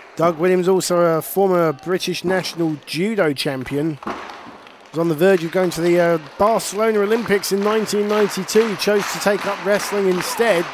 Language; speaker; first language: English; native; English